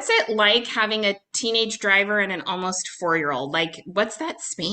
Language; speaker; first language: English; native; English